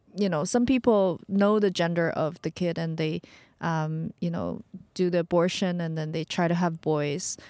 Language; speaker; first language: English; early bilingual, other home language; Chinese